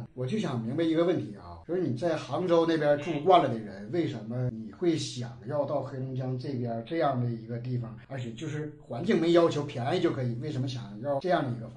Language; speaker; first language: Chinese; native; Chinese